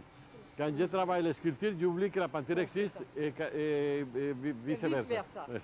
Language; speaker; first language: French; non-native, fluent; Spanish